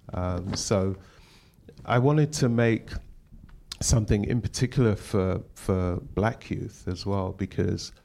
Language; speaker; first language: English; native; English